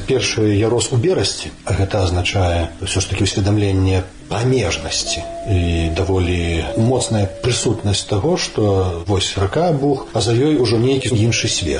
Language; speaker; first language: Belarusian; native; Belarusian